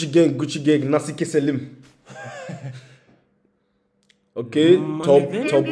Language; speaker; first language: Turkish; non-native, learner; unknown